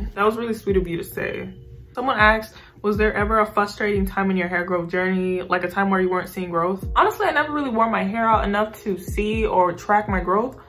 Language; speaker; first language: English; native; English